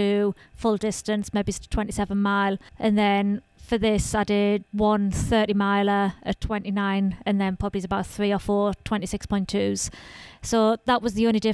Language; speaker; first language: English; native; English